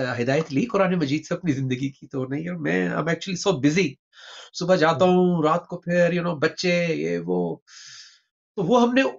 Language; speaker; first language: Urdu; native; Urdu